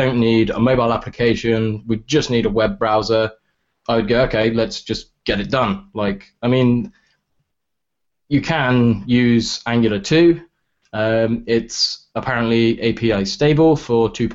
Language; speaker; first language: English; native; English